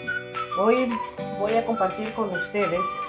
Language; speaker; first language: Spanish; native; Spanish